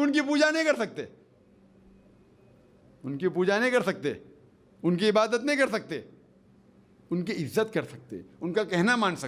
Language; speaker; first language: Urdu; non-native, fluent; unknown